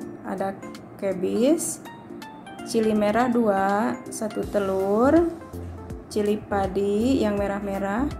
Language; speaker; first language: Indonesian; non-native, local second language; Sundanese